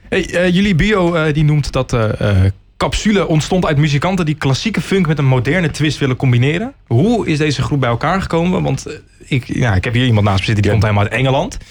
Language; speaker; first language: Dutch; native; Dutch